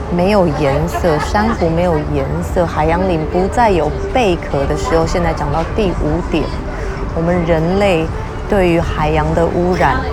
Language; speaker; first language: Chinese; native; Chinese